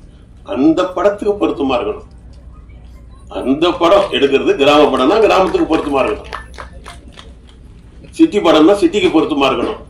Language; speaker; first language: Tamil; native; Tamil